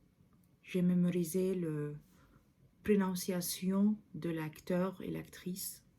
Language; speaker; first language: French; non-native, fluent; English